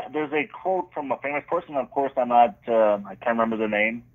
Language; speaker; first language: English; native; English